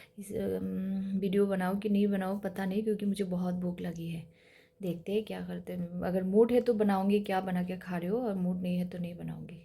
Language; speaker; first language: Hindi; non-native, local second language; Kok Borok